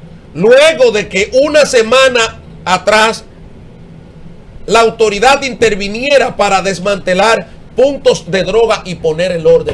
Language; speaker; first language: Spanish; native; Spanish